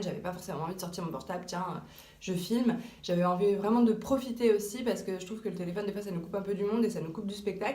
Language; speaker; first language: French; native; French